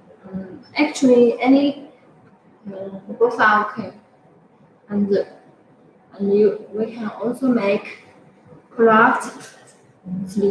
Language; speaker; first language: English; non-native, fluent; Chinese